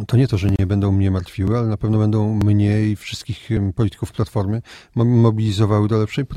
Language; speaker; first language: Polish; native; Polish